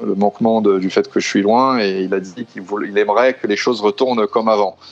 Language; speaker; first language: French; non-native, fluent; Portuguese